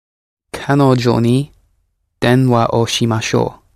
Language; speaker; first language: Japanese; non-native, learner; English